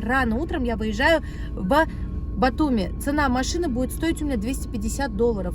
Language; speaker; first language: Russian; native; Russian